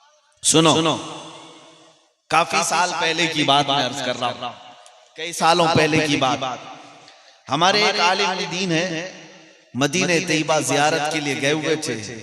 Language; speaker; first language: Urdu; native; Urdu